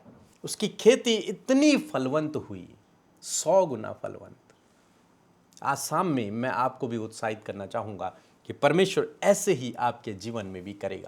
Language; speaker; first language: Hindi; native; Hindi